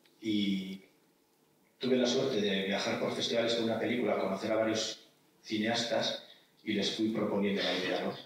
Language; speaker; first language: Spanish; native; Spanish